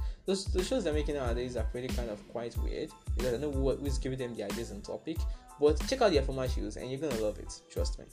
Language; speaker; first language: English; non-native, local second language; Yoruba